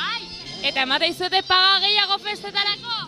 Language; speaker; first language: Basque; native; Basque